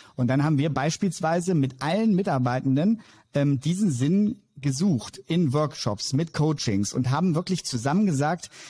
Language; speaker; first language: German; native; German